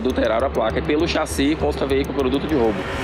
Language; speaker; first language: Portuguese; native; Portuguese